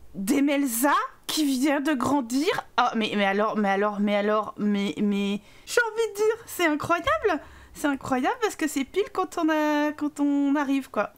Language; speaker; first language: French; native; French